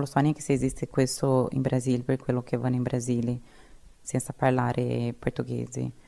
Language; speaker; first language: Italian; non-native, fluent; Portuguese